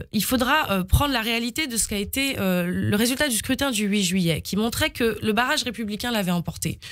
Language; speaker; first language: French; native; French